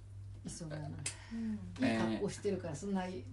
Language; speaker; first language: Japanese; native; Japanese